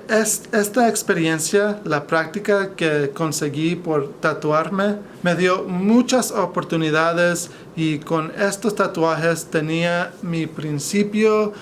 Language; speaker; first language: Spanish; non-native, fluent; English